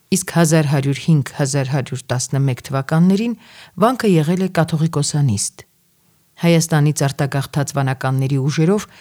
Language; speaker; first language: Armenian; native; Armenian